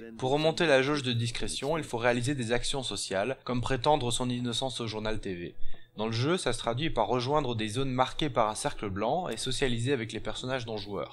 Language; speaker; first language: French; native; French